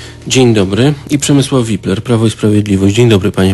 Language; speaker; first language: Polish; native; Polish